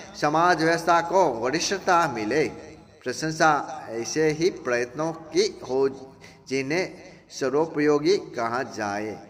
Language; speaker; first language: Hindi; non-native, local second language; Gujarati